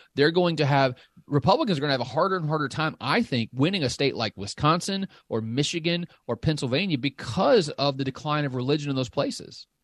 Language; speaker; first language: English; native; English